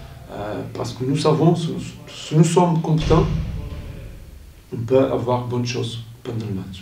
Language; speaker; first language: French; non-native, learner; Portuguese